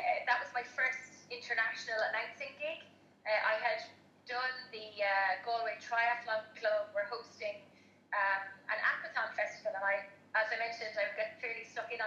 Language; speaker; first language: English; native; English